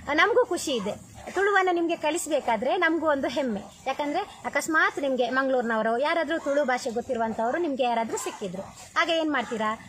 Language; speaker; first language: Kannada; non-native, local second language; Tulu